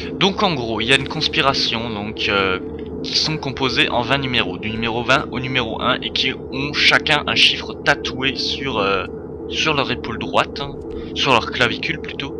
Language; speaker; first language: French; native; French